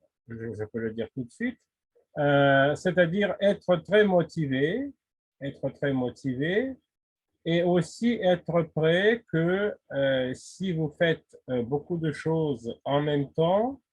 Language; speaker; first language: French; non-native, fluent; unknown